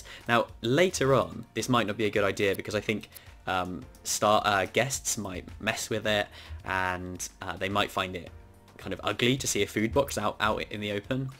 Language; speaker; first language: English; native; English